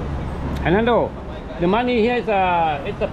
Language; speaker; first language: English; non-native, learner; Hmong